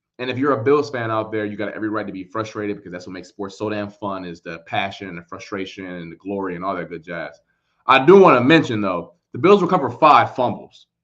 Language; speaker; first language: English; native; English